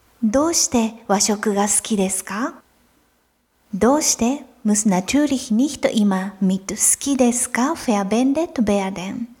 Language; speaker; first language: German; non-native, fluent; Japanese